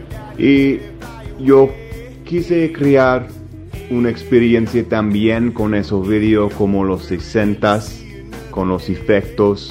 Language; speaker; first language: Spanish; non-native, learner; English